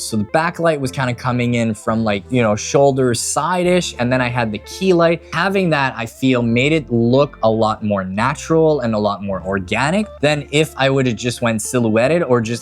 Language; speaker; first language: English; native; English